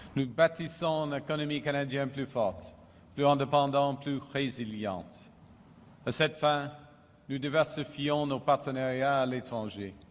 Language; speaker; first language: French; non-native, fluent; English